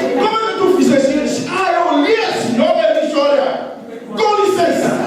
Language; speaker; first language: Portuguese; non-native, fluent; Lingala